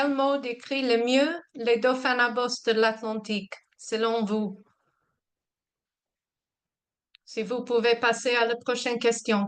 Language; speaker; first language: French; non-native, fluent; English